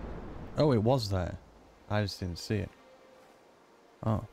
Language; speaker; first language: English; native; English